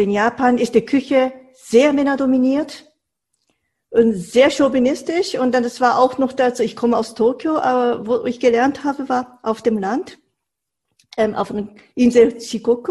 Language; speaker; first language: German; non-native, fluent; Japanese